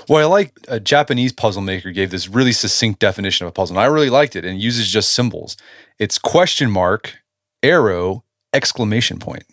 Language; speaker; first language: English; native; English